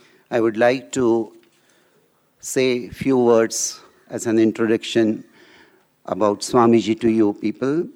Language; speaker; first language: English; non-native, local second language; Marathi